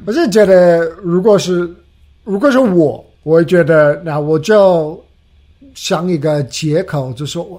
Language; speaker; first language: Chinese; non-native, fluent; English